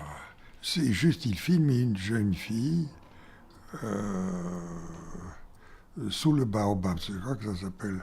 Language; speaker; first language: French; non-native, fluent; Bulgarian